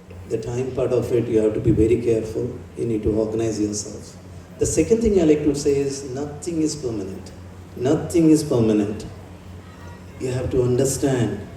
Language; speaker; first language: English; non-native, local second language; Telugu